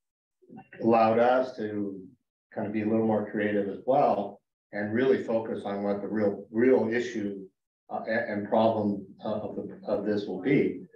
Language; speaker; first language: English; native; English